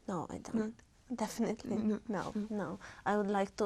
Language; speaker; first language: English; non-native, learner; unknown